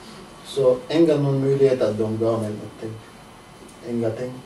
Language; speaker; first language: Swedish; non-native, learner; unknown